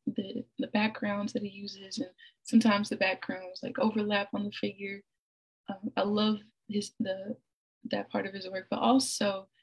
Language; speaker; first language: English; native; English